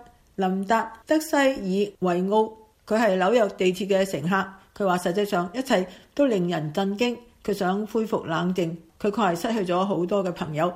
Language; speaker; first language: Chinese; non-native, local second language; Cantonese